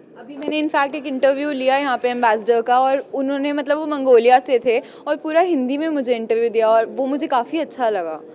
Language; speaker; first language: Hindi; native; Hindi